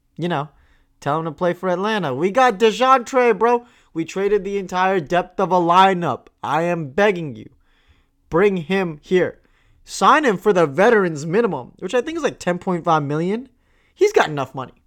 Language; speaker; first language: English; non-native, local second language; Tamil